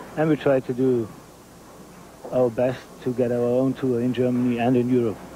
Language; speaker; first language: English; non-native, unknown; German